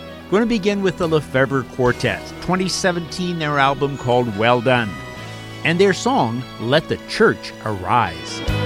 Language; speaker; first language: English; native; English